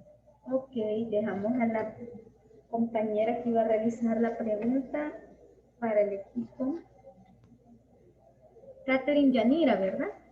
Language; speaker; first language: Spanish; native; Spanish